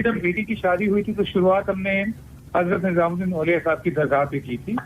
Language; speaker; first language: Hindi; native; Hindi